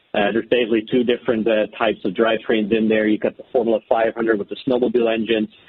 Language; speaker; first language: English; non-native, fluent; Dutch